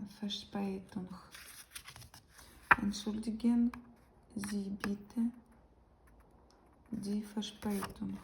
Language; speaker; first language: German; non-native, learner; Ukrainian